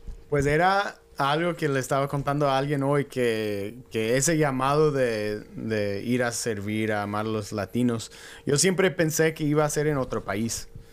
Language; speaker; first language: Spanish; non-native, fluent; English